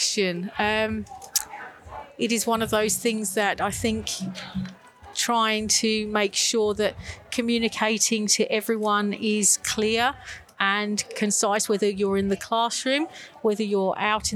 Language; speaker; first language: English; native; English